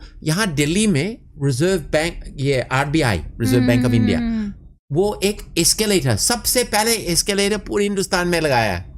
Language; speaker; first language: Hindi; non-native, fluent; English